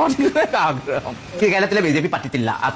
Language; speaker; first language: Malayalam; non-native, fluent; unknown